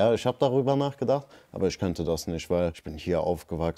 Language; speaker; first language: German; early bilingual, other home language; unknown